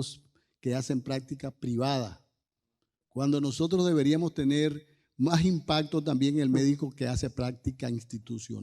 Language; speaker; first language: Spanish; native; Spanish